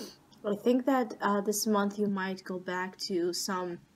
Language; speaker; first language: English; non-native, fluent; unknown